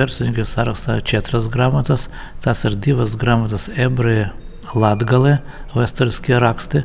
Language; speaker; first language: Latvian; non-native, local second language; Russian